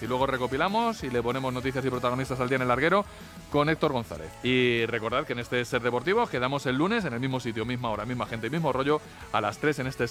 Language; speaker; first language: Spanish; native; Spanish